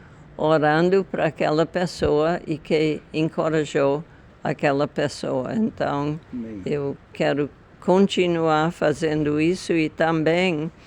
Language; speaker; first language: Portuguese; non-native, fluent; English